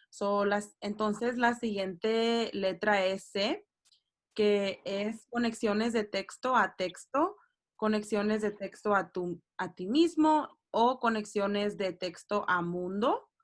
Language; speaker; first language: Spanish; early bilingual, heritage; Spanish